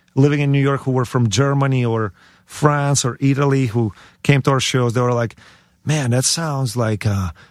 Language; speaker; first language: English; non-native, fluent; Russian